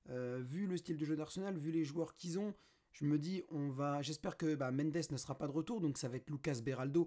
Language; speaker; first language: French; native; French